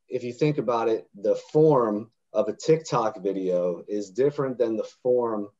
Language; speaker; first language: English; native; English